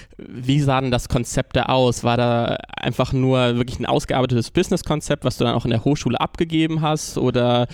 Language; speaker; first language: German; native; German